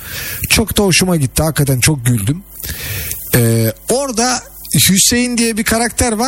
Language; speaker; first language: Turkish; native; Turkish